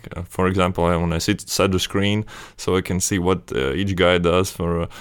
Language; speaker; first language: English; non-native, fluent; Latvian